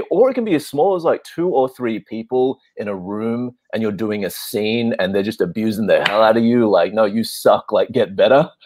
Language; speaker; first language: English; native; English